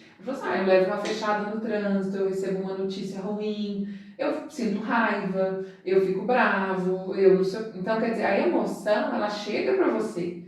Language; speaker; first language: Portuguese; native; Portuguese